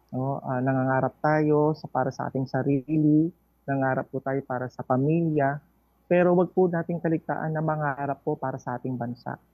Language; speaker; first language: Filipino; non-native, local second language; Pampanga